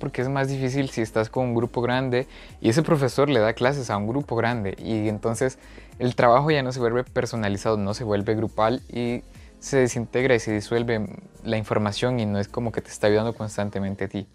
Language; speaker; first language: Spanish; native; Spanish